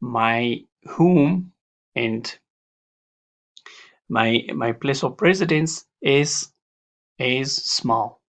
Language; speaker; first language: English; non-native, fluent; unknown